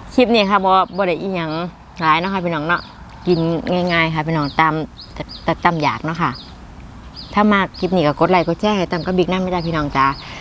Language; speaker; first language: Thai; native; Thai